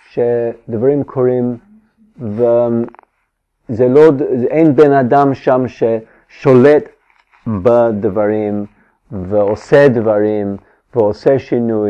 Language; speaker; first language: Hebrew; non-native, fluent; English